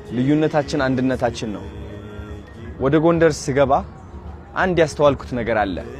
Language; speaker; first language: Amharic; non-native, local second language; Tigrinya